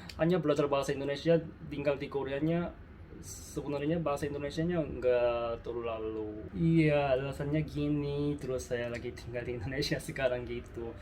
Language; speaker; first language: Indonesian; non-native, learner; Korean